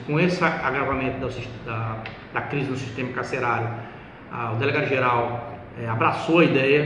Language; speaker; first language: Portuguese; native; Portuguese